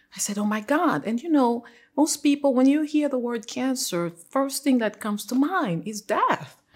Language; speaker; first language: English; non-native, fluent; Haitian Creole